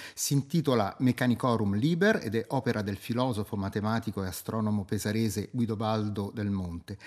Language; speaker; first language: Italian; native; Italian